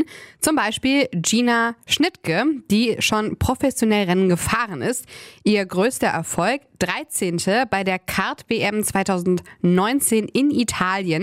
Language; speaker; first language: German; native; German